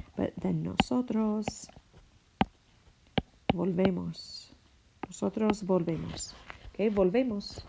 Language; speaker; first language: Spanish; non-native, fluent; English